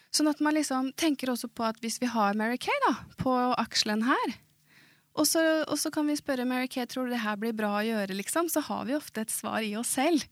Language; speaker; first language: Swedish; non-native, fluent; Norwegian